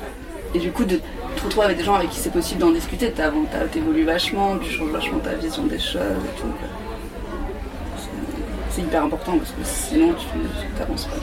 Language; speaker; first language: French; native; French